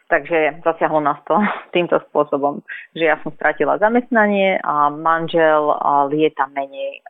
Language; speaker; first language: Slovak; native; Slovak